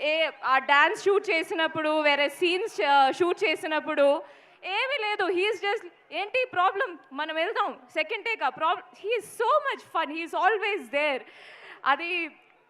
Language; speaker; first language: Telugu; non-native, learner; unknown